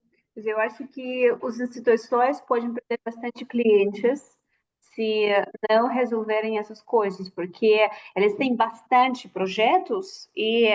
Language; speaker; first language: Portuguese; non-native, fluent; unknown